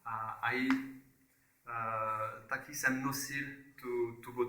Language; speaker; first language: Czech; non-native, learner; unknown